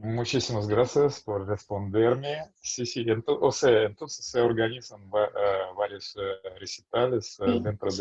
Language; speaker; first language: Spanish; non-native, fluent; Russian